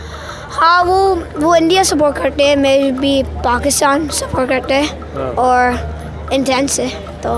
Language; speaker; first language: Hindi; early bilingual, heritage; Urdu